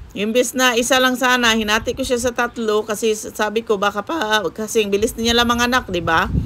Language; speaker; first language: Filipino; non-native, local second language; Cebuano